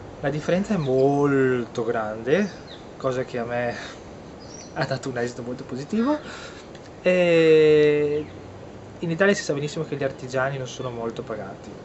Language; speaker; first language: Italian; native; Italian